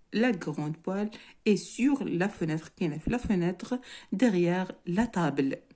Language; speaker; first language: French; non-native, local second language; Arabic